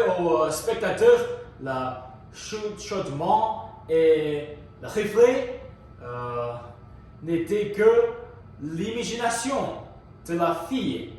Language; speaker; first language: French; non-native, learner; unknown